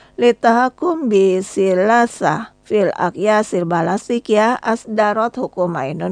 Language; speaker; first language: Arabic; non-native, fluent; Indonesian